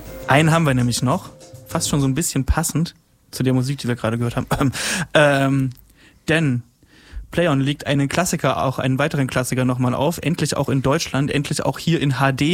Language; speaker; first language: German; native; German